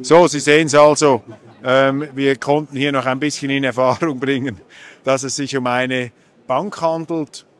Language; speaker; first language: German; native; German